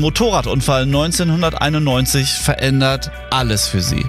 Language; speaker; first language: German; native; German